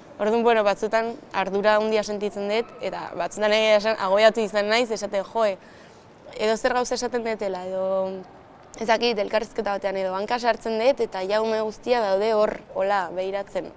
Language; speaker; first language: Basque; native; Basque